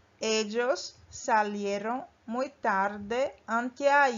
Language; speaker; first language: Spanish; non-native, fluent; Portuguese